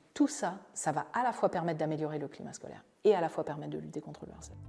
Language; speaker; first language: French; native; French